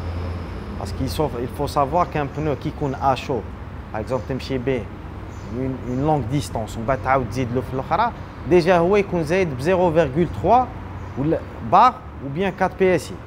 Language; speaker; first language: French; non-native, local second language; Arabic